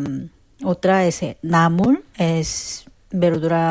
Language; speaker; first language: Spanish; non-native, fluent; Korean